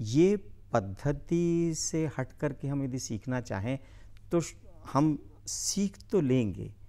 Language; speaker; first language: Hindi; native; Hindi